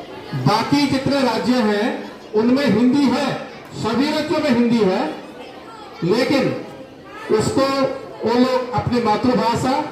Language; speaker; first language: Hindi; non-native, local second language; Odia